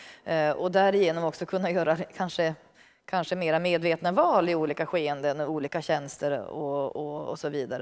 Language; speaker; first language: Swedish; native; Swedish